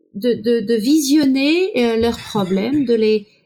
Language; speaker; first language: French; native; French